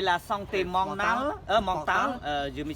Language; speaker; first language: French; non-native, fluent; Khmer